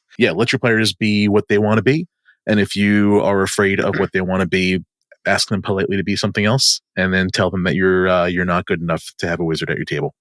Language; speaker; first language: English; native; English